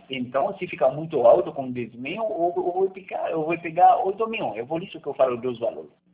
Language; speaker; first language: Portuguese; non-native, learner; Haitian Creole